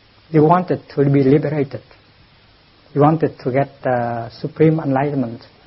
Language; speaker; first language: English; non-native, fluent; Vietnamese